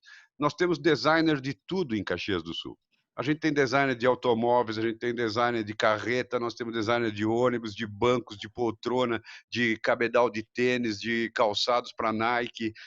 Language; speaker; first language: Portuguese; native; Portuguese